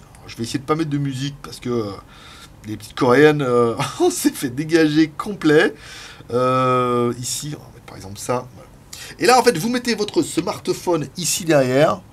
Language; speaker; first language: French; native; French